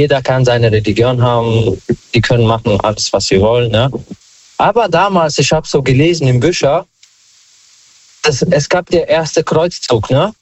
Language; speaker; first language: German; non-native, local second language; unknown